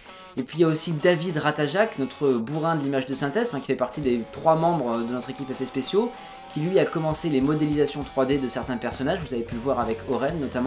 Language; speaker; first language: French; native; French